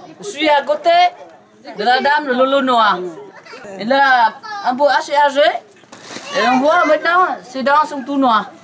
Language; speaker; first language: French; non-native, learner; Vietnamese